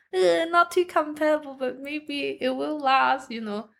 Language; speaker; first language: English; non-native, local second language; Cantonese